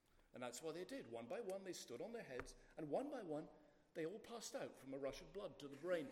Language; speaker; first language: English; native; English